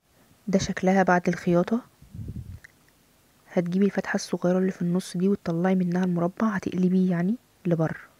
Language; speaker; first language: Arabic; native; Arabic